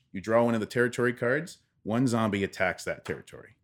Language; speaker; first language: English; native; English